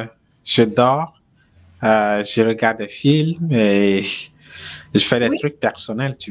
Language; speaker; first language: French; non-native, fluent; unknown